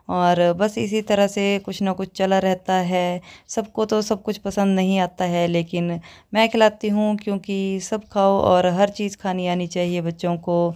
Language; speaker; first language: Hindi; native; Hindi